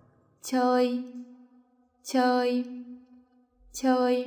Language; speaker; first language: Vietnamese; native; Vietnamese